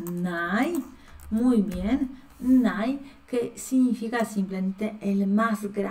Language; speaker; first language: Spanish; non-native, fluent; Polish